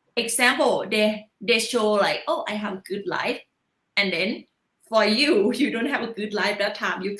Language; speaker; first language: English; non-native, learner; Thai